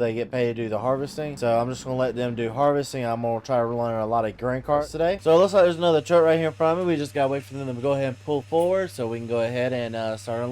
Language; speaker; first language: English; native; English